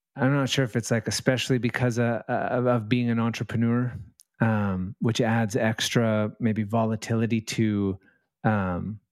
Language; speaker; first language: English; native; English